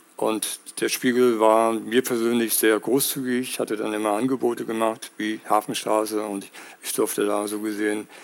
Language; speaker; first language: German; native; German